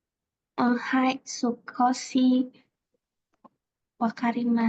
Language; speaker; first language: Japanese; non-native, learner; Indonesian